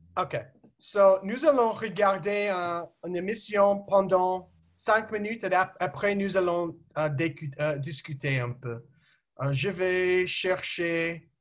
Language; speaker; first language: French; non-native, learner; English